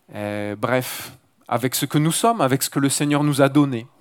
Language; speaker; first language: French; native; French